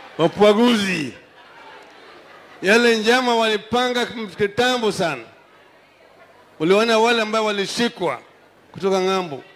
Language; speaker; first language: Swahili; non-native, local second language; Luo (Kenya and Tanzania)